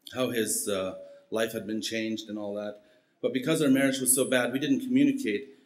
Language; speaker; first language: English; early bilingual, heritage; Spanish